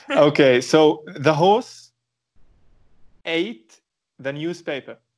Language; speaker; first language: English; non-native, fluent; Arabic